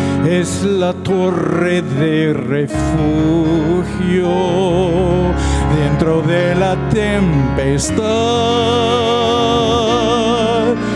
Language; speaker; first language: Spanish; non-native, fluent; English